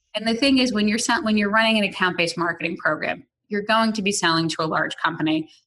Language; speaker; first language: English; native; English